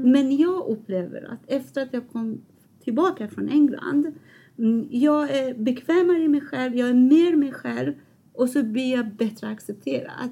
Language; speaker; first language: Swedish; non-native, fluent; Persian